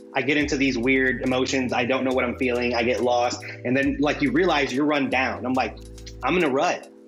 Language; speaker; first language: English; early bilingual, other home language; Spanish